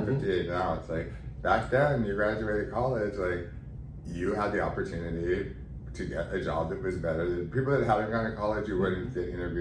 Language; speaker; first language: English; native; English